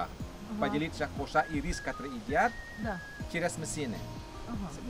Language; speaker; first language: Russian; non-native, learner; Indonesian